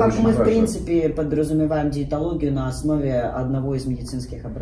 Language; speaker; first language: Russian; native; Russian